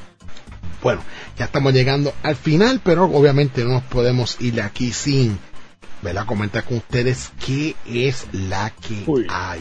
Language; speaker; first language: Spanish; native; Spanish